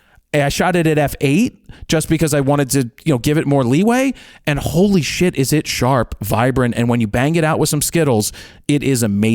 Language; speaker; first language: English; native; English